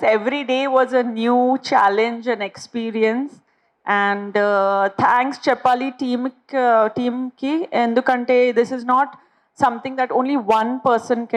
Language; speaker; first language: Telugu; non-native, fluent; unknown